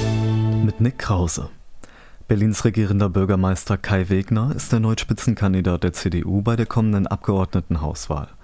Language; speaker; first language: German; native; German